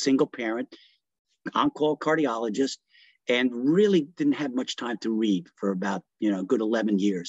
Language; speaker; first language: English; early bilingual, other home language; Italian